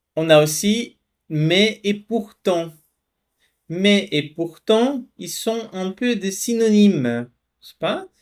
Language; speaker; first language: French; non-native, fluent; Portuguese